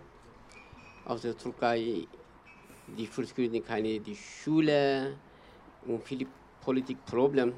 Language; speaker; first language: German; non-native, learner; Kurdish